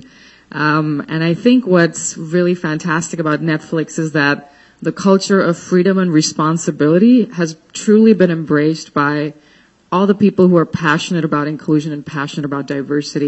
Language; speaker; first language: English; non-native, local second language; Hindi